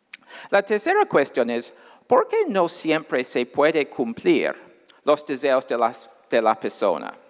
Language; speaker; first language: Spanish; non-native, fluent; English